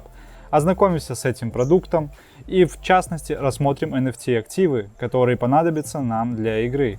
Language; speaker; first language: Russian; native; Russian